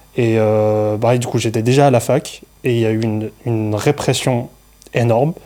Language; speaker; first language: French; non-native, local second language; Arabic